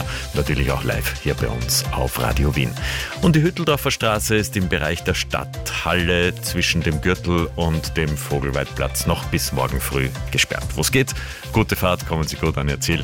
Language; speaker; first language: German; native; German